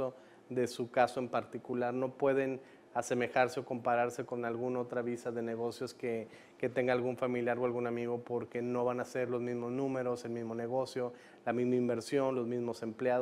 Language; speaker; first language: Spanish; native; Spanish